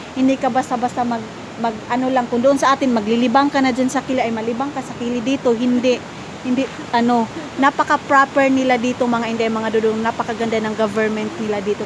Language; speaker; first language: Filipino; non-native, local second language; Cebuano